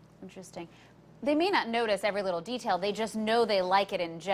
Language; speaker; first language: English; native; English